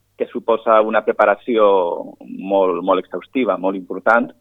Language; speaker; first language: Catalan; non-native, local second language; Galician